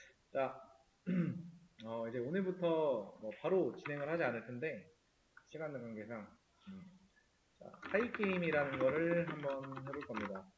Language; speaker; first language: Korean; native; Korean